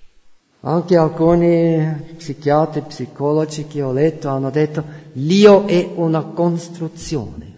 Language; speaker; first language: Italian; non-native, fluent; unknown